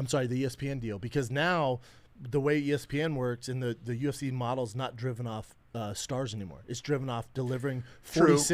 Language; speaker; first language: English; native; English